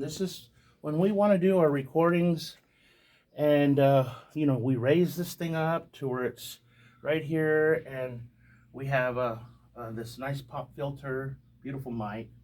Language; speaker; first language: English; native; English